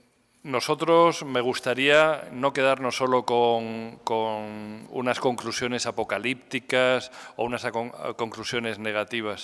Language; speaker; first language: Spanish; native; Spanish